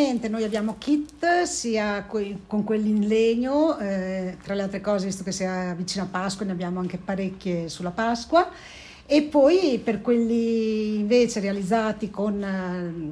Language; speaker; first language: Italian; native; Italian